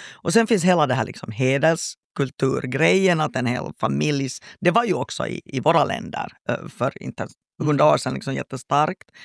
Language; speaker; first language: Swedish; native; Swedish